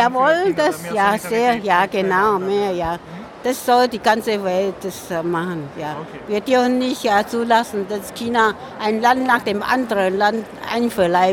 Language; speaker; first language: German; non-native, learner; Min Nan Chinese